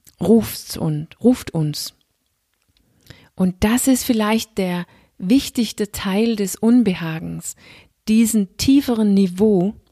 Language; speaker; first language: German; non-native, fluent; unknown